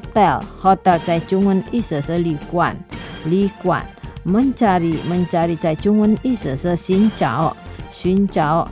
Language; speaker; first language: Chinese; non-native, fluent; Indonesian